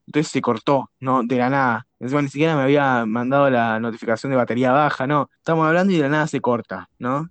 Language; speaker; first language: Spanish; native; Spanish